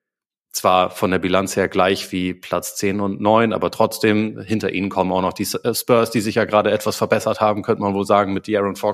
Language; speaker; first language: German; native; German